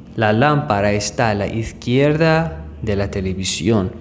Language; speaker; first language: Spanish; non-native, fluent; Persian